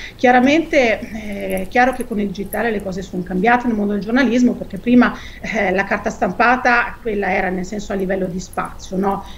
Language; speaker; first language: Italian; native; Italian